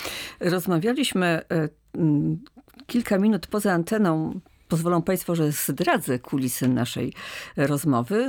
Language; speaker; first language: Polish; native; Polish